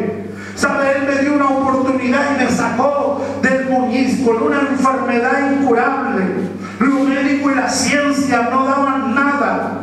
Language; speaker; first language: Spanish; native; Spanish